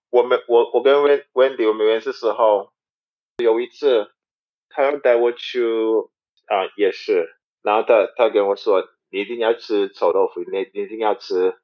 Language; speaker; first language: Chinese; non-native, learner; English